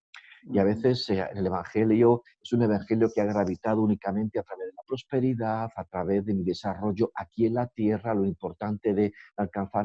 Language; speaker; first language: Spanish; native; Spanish